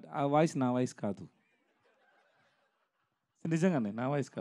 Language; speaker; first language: Telugu; non-native, learner; Tamil